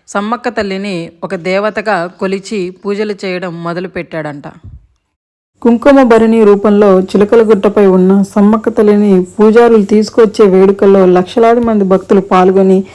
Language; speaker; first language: Telugu; native; Telugu